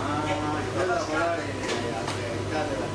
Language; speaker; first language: Italian; non-native, learner; Greek